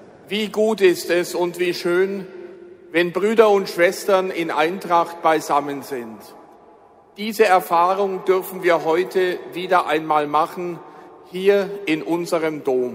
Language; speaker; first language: German; native; German